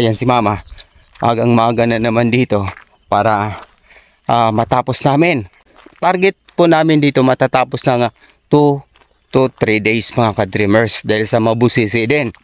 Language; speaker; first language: Filipino; non-native, local second language; Cebuano